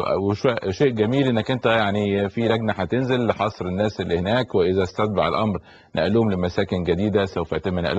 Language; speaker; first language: Arabic; native; Arabic